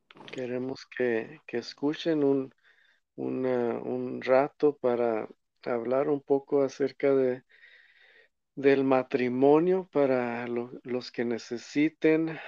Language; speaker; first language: Spanish; native; Spanish